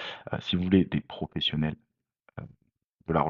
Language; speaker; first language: French; native; French